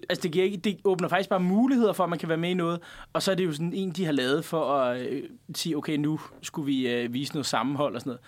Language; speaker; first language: Danish; native; Danish